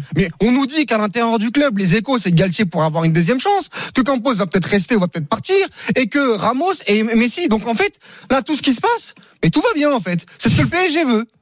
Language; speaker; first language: French; native; French